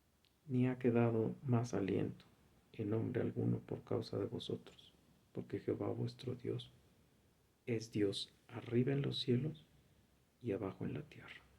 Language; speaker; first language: Spanish; native; Spanish